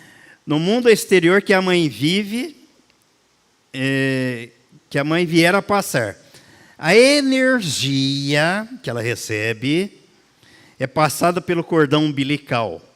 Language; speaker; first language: Portuguese; native; Portuguese